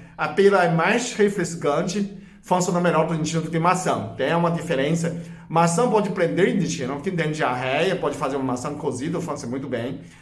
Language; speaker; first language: Portuguese; non-native, fluent; Chinese